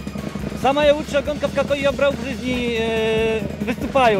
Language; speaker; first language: Russian; non-native, learner; Polish